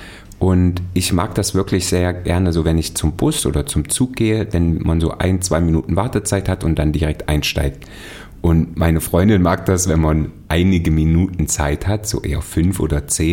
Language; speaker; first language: German; native; German